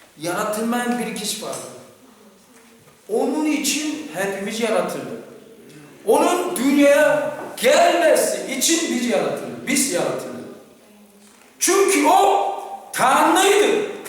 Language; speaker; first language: Turkish; non-native, fluent; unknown